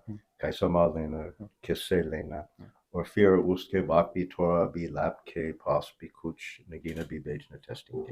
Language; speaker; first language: Hindi; non-native, fluent; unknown